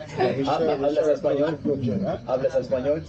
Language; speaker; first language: Spanish; non-native, fluent; English